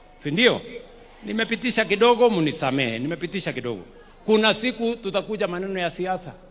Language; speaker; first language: Swahili; non-native, local second language; Kalenjin